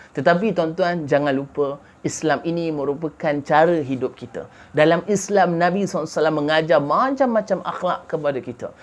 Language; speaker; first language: Malay; native; Malay